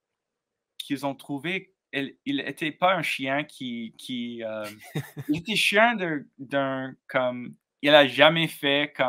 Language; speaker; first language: French; non-native, learner; English